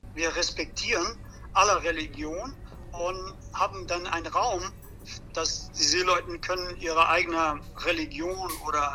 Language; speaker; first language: German; non-native, learner; Portuguese